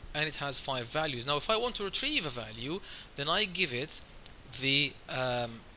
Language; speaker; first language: English; non-native, fluent; Arabic